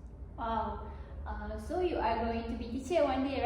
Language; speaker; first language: English; non-native, learner; Malay